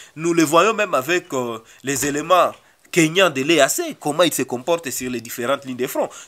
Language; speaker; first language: French; non-native, local second language; Swahili